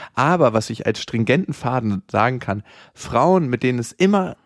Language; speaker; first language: German; native; German